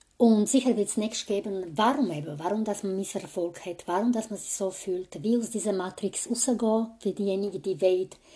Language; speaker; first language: German; non-native, fluent; Croatian